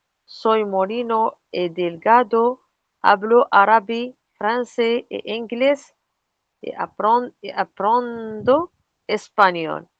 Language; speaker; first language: Spanish; non-native, learner; Arabic